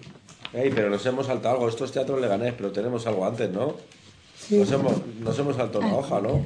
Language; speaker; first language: Spanish; native; Spanish